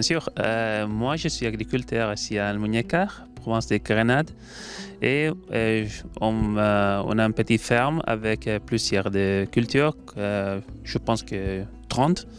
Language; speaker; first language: French; non-native, learner; Spanish